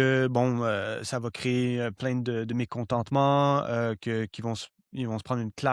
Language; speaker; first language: French; native; French